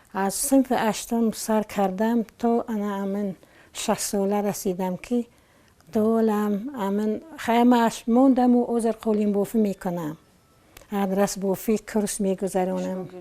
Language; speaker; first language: Tajik; non-native, local second language; Shughni